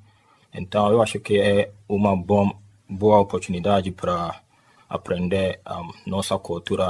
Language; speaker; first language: Portuguese; non-native, learner; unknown